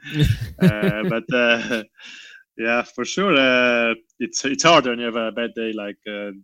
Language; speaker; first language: English; non-native, learner; Romansh